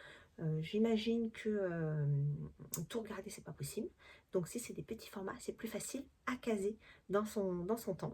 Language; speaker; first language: French; native; French